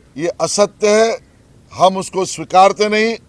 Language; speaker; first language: Hindi; non-native, local second language; Marathi